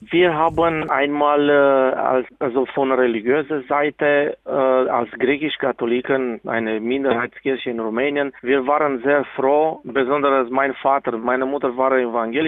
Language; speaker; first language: German; non-native, fluent; Romanian